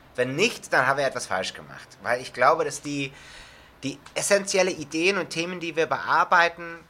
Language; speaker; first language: German; non-native, fluent; English